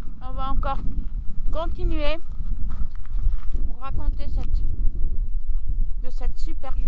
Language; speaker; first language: French; non-native, local second language; Swiss German